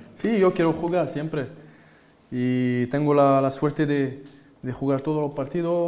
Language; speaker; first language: Spanish; non-native, fluent; French